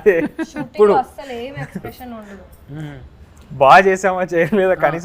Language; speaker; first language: Telugu; native; Telugu